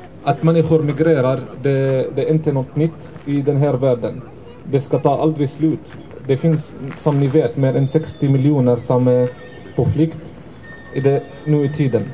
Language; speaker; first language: Swedish; non-native, fluent; Arabic